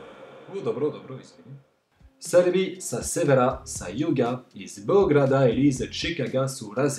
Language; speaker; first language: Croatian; non-native, fluent; French